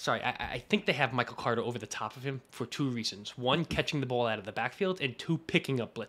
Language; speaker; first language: English; native; English